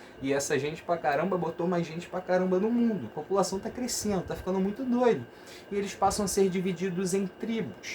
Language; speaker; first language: Portuguese; native; Portuguese